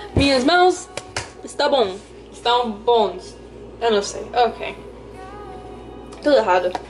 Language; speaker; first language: Portuguese; non-native, learner; English